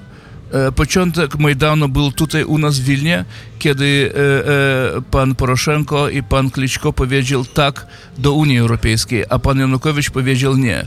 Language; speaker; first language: Polish; non-native, fluent; Yiddish